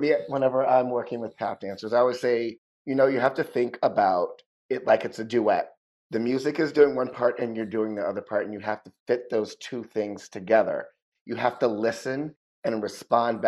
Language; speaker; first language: English; native; English